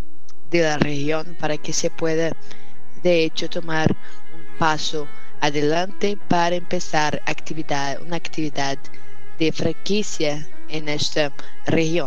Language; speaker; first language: Spanish; non-native, fluent; Portuguese